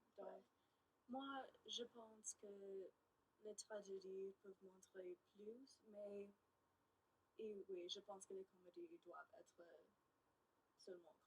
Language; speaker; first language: French; non-native, learner; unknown